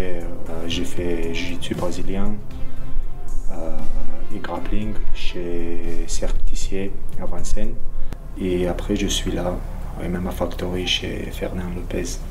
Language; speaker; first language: French; non-native, learner; Chechen